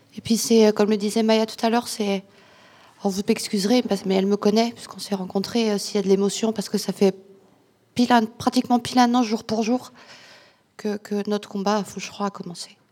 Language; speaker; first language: French; native; French